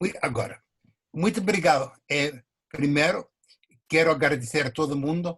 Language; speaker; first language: Portuguese; non-native, fluent; English